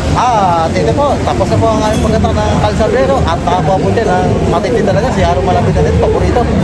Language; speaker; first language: Filipino; native; Filipino